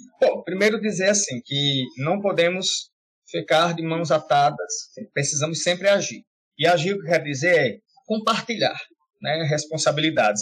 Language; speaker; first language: Portuguese; native; Portuguese